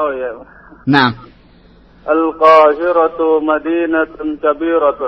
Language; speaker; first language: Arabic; non-native, learner; Indonesian